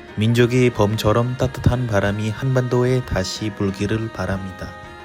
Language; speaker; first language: Korean; non-native, fluent; Indonesian